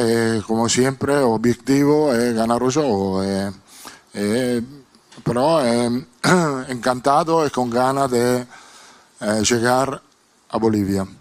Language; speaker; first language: Portuguese; non-native, learner; Italian